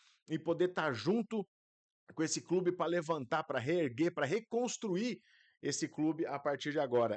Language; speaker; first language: Portuguese; native; Portuguese